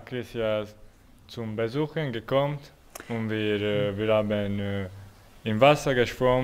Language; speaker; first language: German; non-native, learner; Italian